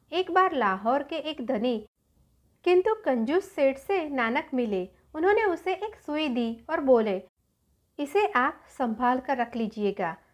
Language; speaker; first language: Hindi; non-native, local second language; Gujarati